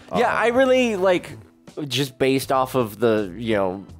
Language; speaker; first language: English; native; English